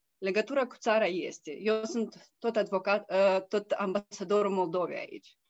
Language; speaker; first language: Romanian; native; Romanian